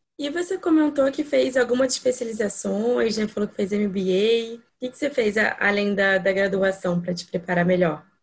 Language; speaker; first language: Portuguese; native; Portuguese